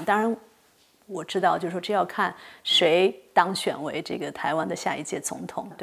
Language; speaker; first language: Chinese; native; Chinese